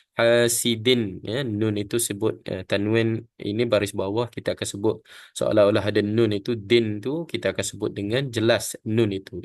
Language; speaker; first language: Malay; native; Malay